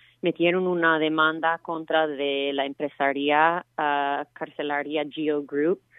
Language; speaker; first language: Spanish; non-native, fluent; English